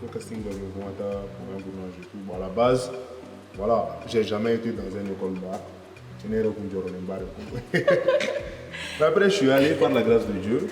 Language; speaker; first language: French; non-native, local second language; Bambara